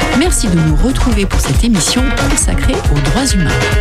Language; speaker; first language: French; native; French